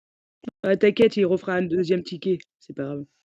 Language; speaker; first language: French; native; French